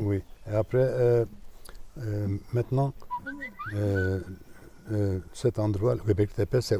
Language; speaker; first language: French; non-native, fluent; Turkish